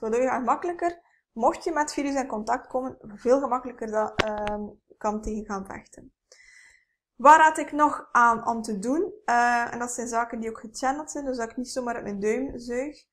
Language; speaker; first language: Dutch; native; Dutch